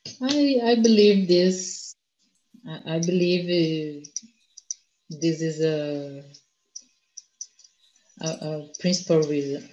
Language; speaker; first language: English; non-native, learner; Portuguese